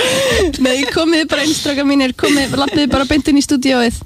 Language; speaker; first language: Icelandic; native; Icelandic